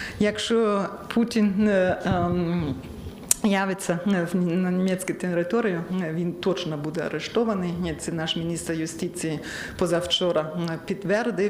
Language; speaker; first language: Ukrainian; non-native, learner; German